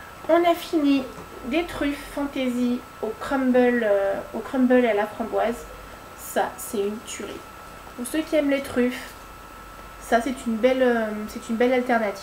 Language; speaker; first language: French; native; French